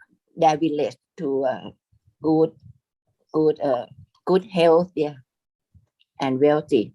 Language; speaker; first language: English; non-native, fluent; Thai